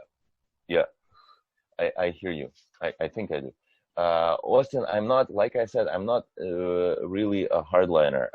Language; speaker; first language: English; non-native, fluent; Russian